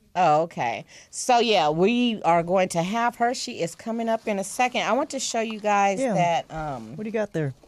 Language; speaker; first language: English; native; English